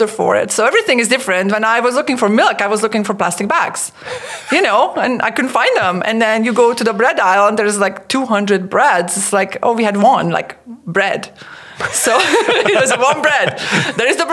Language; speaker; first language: English; non-native, fluent; Hungarian